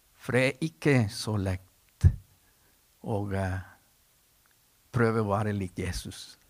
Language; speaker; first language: Norwegian; non-native, fluent; Spanish